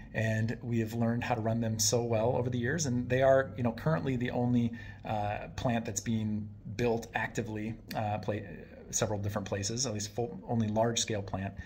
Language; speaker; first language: English; native; English